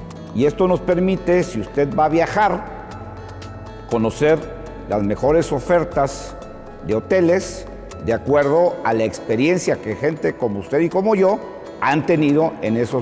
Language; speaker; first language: Spanish; native; Spanish